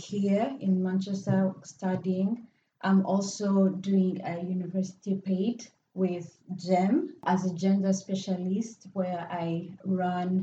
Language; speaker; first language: English; non-native, local second language; Kinyarwanda